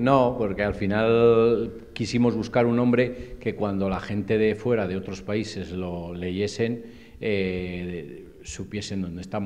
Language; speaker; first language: Spanish; native; Spanish